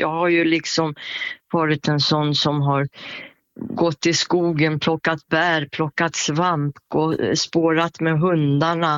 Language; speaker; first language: Swedish; native; Swedish